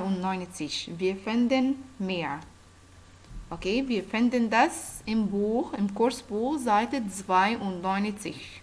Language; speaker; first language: German; non-native, fluent; Arabic